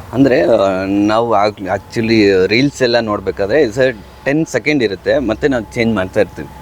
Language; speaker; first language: Kannada; native; Kannada